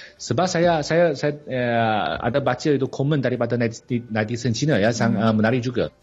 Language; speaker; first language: Malay; non-native, fluent; Chinese